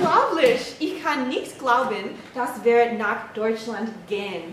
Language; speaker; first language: German; non-native, learner; English